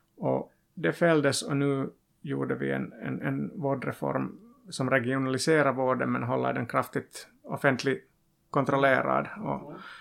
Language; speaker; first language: Swedish; non-native, local second language; Finnish